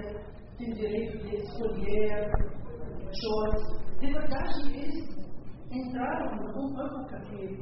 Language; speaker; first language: Portuguese; non-native, learner; Spanish